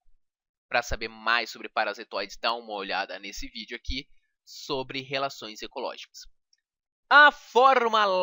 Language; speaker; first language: Portuguese; native; Portuguese